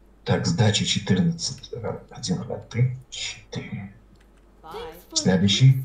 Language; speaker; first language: Russian; native; Russian